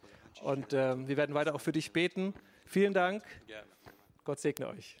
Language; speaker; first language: German; native; German